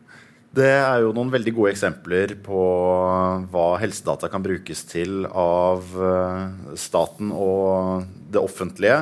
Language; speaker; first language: Norwegian; native; Norwegian